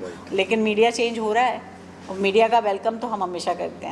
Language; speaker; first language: Hindi; native; Hindi